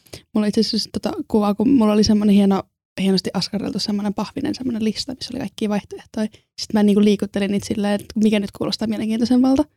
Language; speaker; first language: Finnish; early bilingual, other home language; Estonian